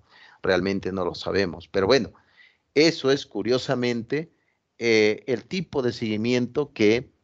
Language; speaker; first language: Spanish; native; Spanish